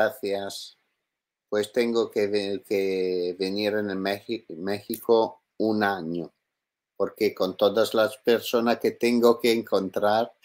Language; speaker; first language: Spanish; non-native, learner; Italian